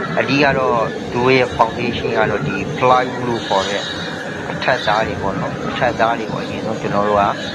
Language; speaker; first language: Burmese; native; Burmese